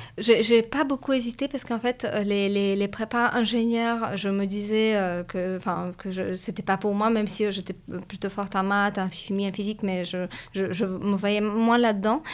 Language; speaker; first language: French; non-native, fluent; Russian